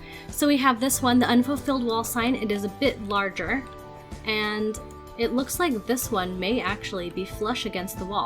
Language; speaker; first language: English; native; English